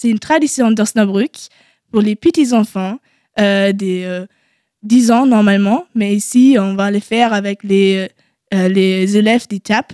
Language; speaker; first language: French; non-native, learner; German